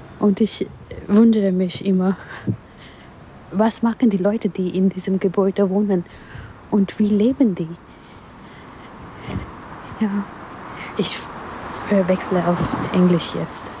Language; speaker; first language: German; non-native, learner; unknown